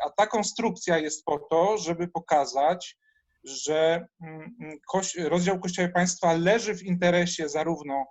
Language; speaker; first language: Polish; native; Polish